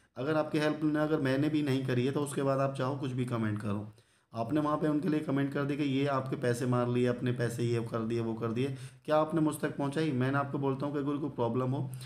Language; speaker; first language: Hindi; native; Hindi